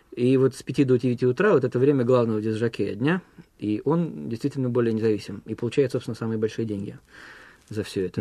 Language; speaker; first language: Russian; native; Russian